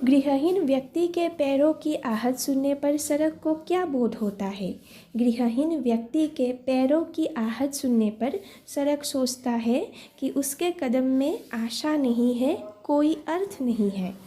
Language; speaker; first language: Hindi; non-native, local second language; Assamese